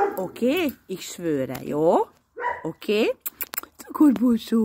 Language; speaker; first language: German; non-native, learner; Hungarian